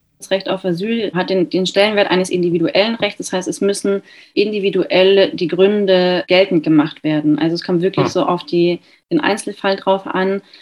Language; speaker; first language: German; native; German